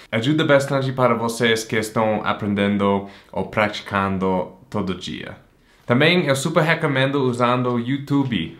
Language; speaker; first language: Portuguese; non-native, fluent; English